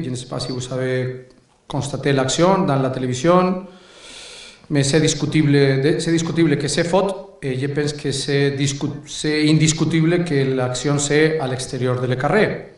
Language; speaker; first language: French; non-native, learner; Spanish